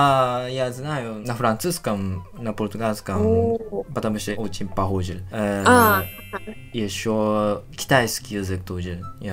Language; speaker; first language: Russian; non-native, learner; Japanese